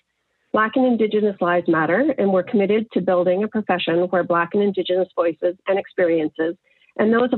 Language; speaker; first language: English; native; English